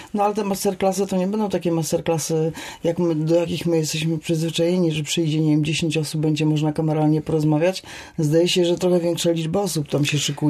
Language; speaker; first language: Polish; native; Polish